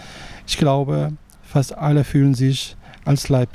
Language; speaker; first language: German; non-native, fluent; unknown